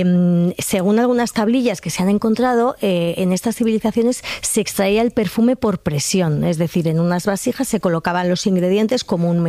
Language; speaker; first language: Spanish; native; Spanish